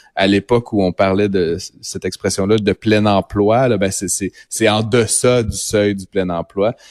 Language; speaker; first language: French; native; French